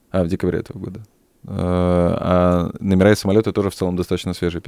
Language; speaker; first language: Russian; native; Russian